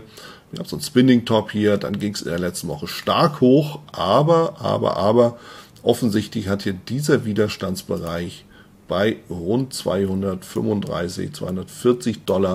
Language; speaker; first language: German; native; German